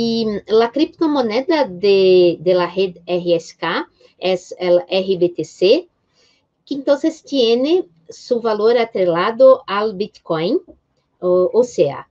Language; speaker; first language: Spanish; non-native, fluent; Portuguese